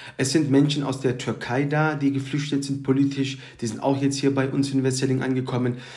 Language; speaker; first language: German; early bilingual, other home language; Turkish